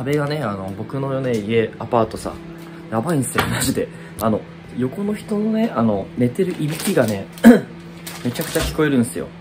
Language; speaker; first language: Japanese; native; Japanese